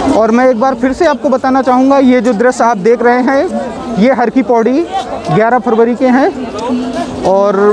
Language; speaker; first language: Hindi; native; Hindi